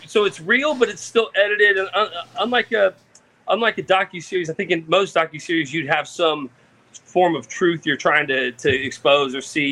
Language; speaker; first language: English; native; English